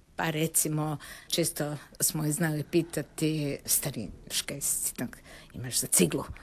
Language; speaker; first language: Croatian; native; Croatian